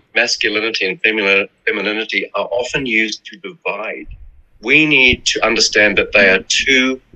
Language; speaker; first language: English; native; English